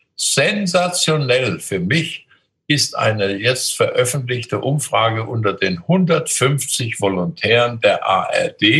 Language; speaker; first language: German; native; German